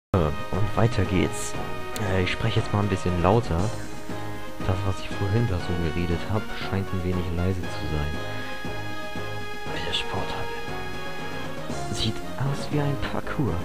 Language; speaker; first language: German; native; German